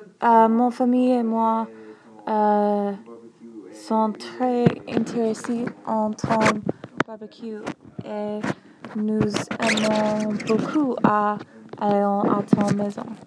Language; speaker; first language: French; non-native, learner; English